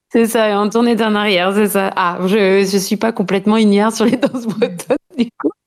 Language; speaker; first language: French; native; French